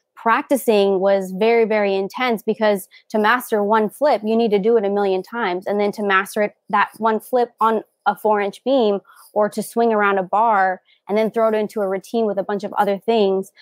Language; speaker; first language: English; native; English